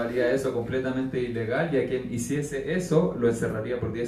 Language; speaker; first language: Spanish; native; Spanish